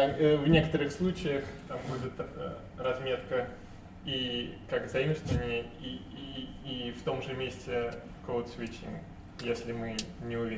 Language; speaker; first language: Russian; native; Russian